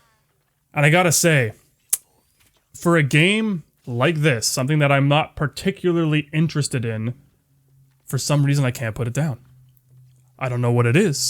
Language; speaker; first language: English; native; English